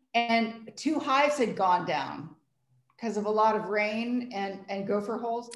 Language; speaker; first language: English; native; English